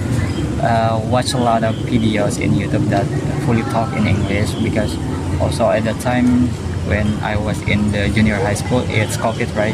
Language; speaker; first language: English; non-native, learner; Indonesian